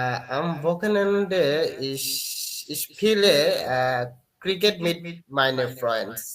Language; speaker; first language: German; non-native, learner; Bangla